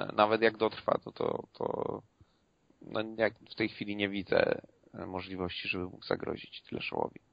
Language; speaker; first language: Polish; native; Polish